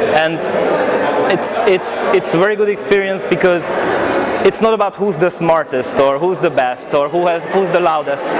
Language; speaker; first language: English; non-native, fluent; Hungarian